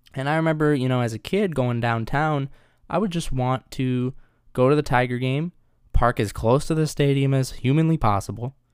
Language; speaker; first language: English; native; English